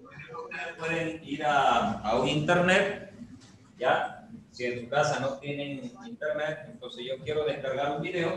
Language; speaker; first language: Spanish; native; Spanish